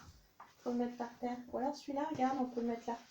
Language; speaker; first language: French; native; French